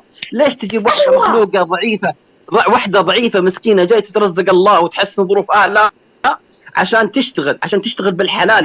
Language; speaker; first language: Arabic; native; Arabic